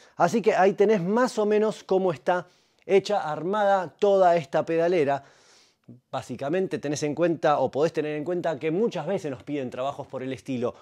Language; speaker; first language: Spanish; native; Spanish